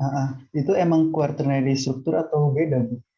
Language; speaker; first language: Indonesian; native; Indonesian